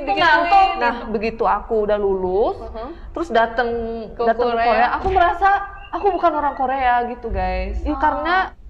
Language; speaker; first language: Indonesian; early bilingual, other home language; Korean